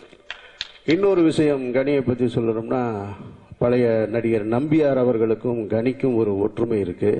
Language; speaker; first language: Tamil; native; Tamil